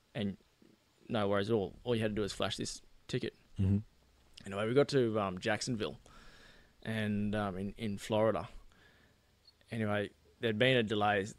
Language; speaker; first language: English; native; English